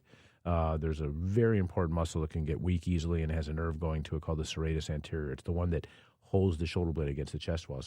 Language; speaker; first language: English; native; English